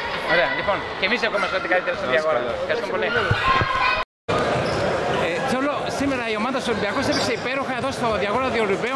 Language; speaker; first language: Greek; native; Greek